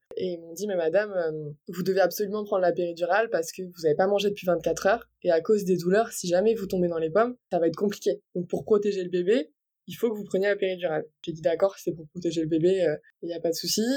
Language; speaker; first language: French; native; French